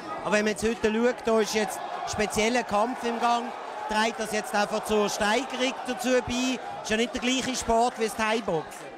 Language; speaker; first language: German; native; German